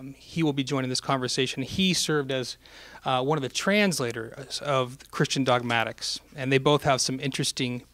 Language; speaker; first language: English; native; English